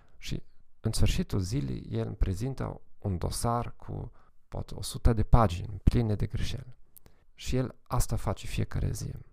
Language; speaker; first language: Romanian; non-native, fluent; German